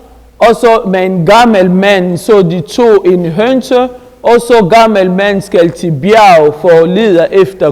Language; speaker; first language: Danish; non-native, learner; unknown